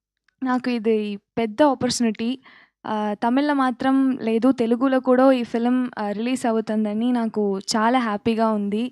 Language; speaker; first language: Telugu; early bilingual, heritage; Tamil